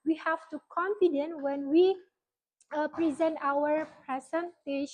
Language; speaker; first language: English; non-native, fluent; Indonesian